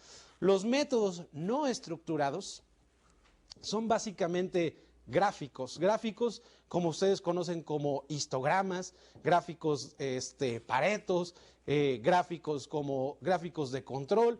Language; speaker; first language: Spanish; native; Spanish